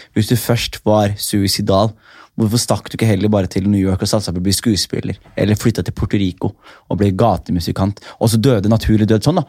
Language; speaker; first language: Norwegian; early bilingual, other home language; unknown